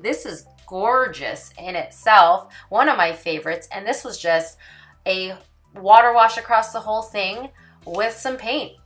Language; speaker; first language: English; native; English